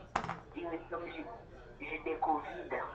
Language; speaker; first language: French; non-native, learner; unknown